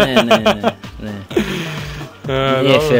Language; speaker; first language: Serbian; non-native, learner; Portuguese